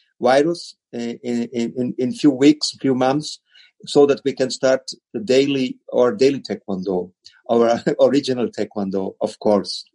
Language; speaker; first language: English; non-native, learner; German